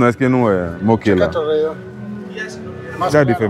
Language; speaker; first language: Spanish; non-native, learner; Haitian Creole